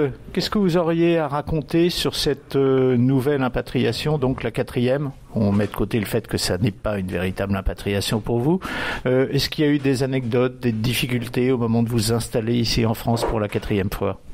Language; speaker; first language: French; native; French